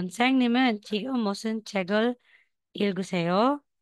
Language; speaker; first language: Korean; non-native, fluent; Filipino